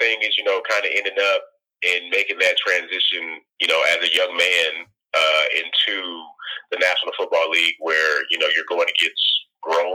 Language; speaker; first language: English; native; English